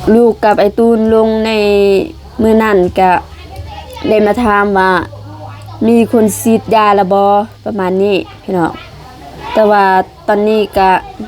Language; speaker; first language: Lao; native; Lao